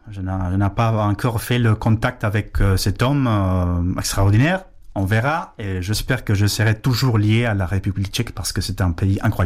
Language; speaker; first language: French; non-native, fluent; Spanish